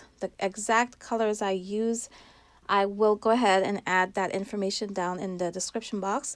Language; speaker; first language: English; native; English